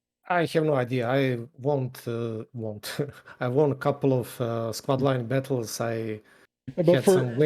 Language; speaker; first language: English; non-native, fluent; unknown